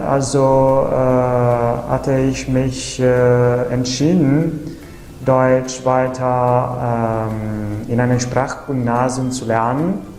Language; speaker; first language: German; non-native, fluent; Italian